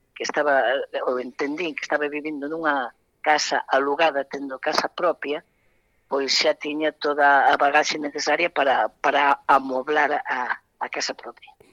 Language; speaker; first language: Galician; non-native, local second language; Spanish